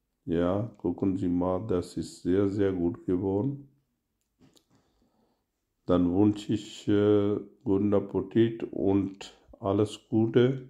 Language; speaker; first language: German; non-native, learner; Urdu